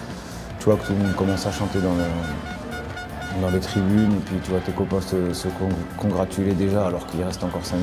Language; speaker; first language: French; native; French